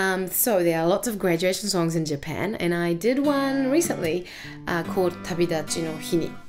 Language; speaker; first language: English; early bilingual, other home language; Japanese